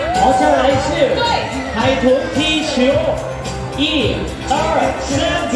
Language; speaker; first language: Chinese; non-native, learner; Thai